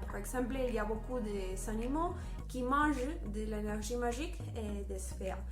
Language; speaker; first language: French; non-native, learner; Spanish